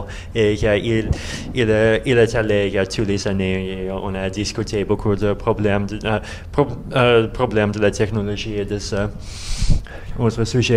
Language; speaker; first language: French; non-native, learner; Russian